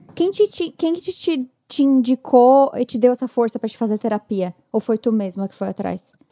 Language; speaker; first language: Portuguese; native; Portuguese